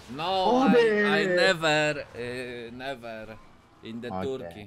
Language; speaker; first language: English; non-native, learner; Polish